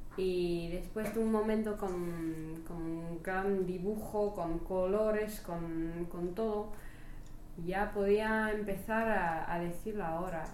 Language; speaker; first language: Spanish; non-native, learner; French